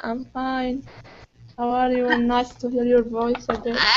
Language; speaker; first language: English; non-native, learner; Arabic